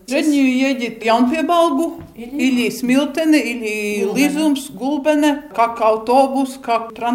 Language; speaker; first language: Russian; non-native, local second language; Latvian